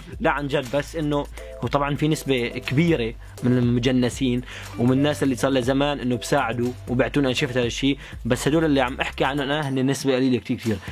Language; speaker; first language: Arabic; native; Arabic